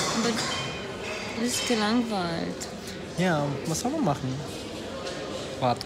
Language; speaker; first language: German; non-native, learner; Hungarian